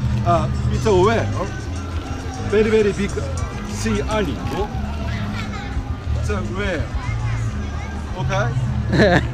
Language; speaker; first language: English; non-native, learner; Japanese